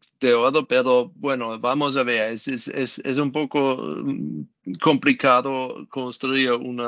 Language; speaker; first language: Spanish; non-native, learner; German